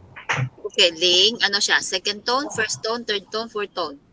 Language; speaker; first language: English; non-native, local second language; Filipino